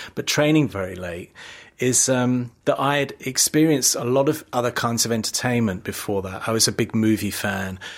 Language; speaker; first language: English; native; English